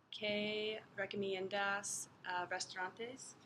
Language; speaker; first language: Spanish; non-native, learner; English